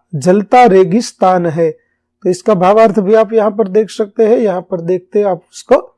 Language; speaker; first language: Hindi; non-native, local second language; Gujarati